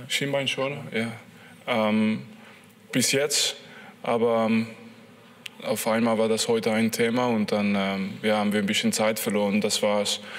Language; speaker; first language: German; non-native, fluent; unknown